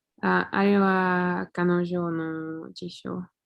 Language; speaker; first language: Japanese; non-native, learner; Spanish